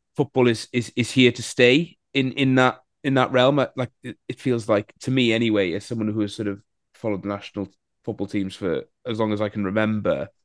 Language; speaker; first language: English; native; English